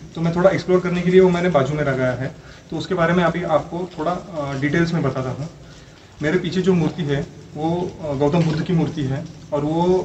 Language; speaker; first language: Hindi; non-native, local second language; Marathi